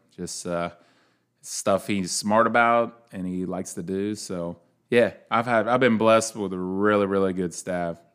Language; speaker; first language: English; native; English